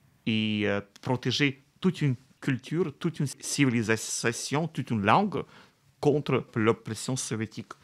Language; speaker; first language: French; non-native, fluent; Russian